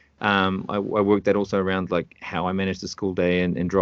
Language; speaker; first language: English; native; English